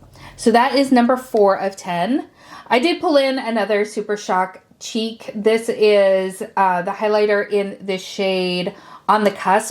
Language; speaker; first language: English; native; English